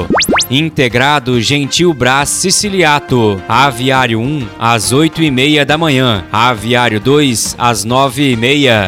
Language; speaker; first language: Portuguese; native; Portuguese